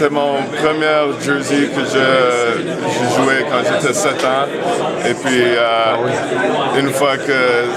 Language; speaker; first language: French; non-native, local second language; English